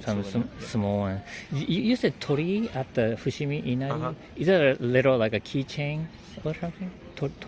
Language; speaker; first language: English; non-native, fluent; Japanese